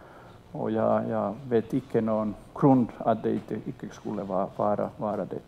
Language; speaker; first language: Swedish; non-native, local second language; Finnish